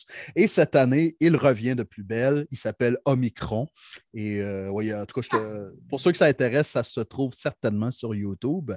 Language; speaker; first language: French; native; French